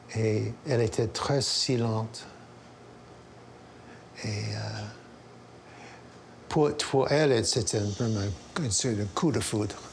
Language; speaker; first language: French; non-native, local second language; English